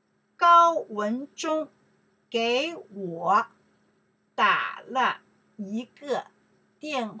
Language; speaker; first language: Chinese; non-native, learner; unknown